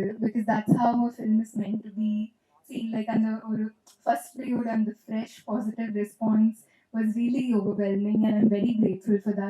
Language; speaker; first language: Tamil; non-native, local second language; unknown